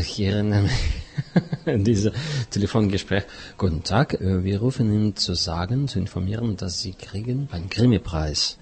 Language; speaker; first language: German; non-native, fluent; Russian